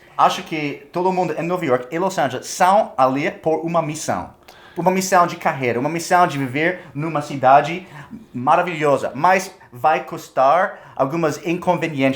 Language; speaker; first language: Portuguese; non-native, fluent; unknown